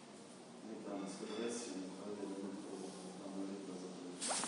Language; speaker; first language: Hebrew; non-native, learner; Russian